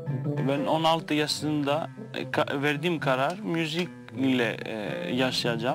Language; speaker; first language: Turkish; non-native, fluent; Greek